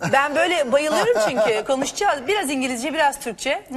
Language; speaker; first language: Turkish; native; Turkish